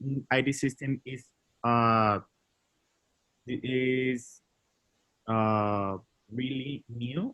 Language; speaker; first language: English; non-native, learner; Spanish